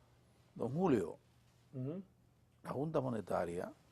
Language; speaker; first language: Spanish; native; Spanish